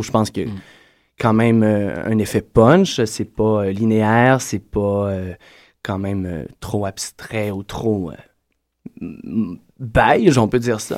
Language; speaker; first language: French; native; French